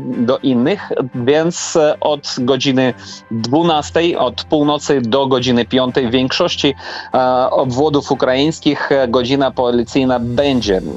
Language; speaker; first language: Polish; non-native, fluent; Ukrainian